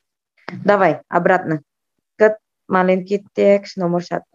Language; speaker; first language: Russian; non-native, fluent; Indonesian